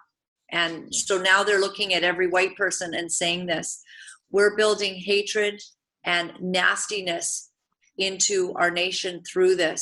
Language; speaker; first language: English; native; English